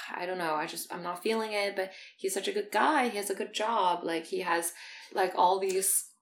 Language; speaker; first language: English; non-native, fluent; Chinese